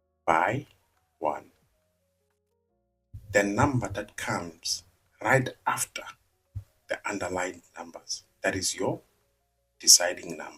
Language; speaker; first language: English; non-native, local second language; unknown